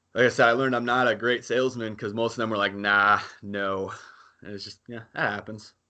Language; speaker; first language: English; native; English